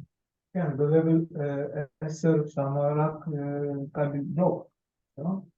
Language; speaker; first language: Hebrew; non-native, learner; Russian